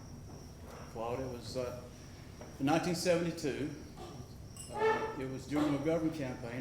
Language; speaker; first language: English; native; English